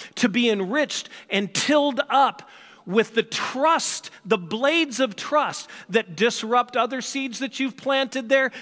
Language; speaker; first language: English; native; English